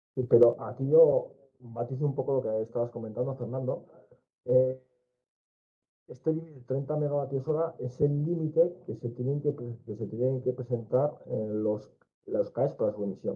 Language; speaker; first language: Spanish; native; Spanish